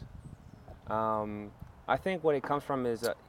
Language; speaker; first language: English; non-native, fluent; French